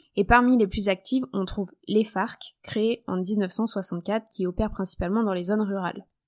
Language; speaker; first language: French; native; French